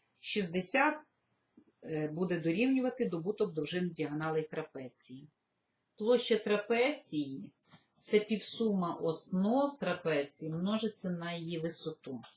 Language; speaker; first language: Ukrainian; native; Ukrainian